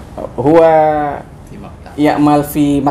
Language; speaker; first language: Arabic; non-native, learner; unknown